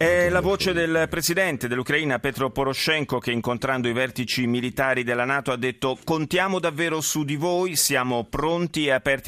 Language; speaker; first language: Italian; native; Italian